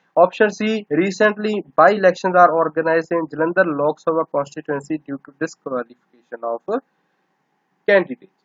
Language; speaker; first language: English; non-native, local second language; Punjabi